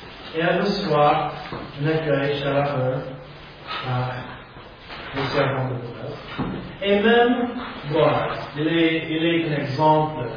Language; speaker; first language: French; non-native, fluent; English